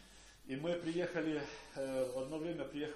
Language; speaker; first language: Polish; non-native, learner; Russian